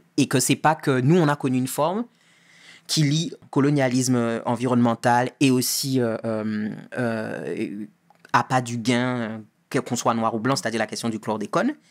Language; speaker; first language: French; native; French